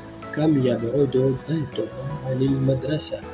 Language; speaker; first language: Arabic; non-native, fluent; Urdu